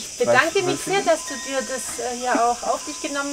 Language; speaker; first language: German; native; German